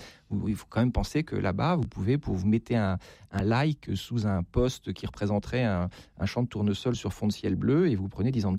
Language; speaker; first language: French; native; French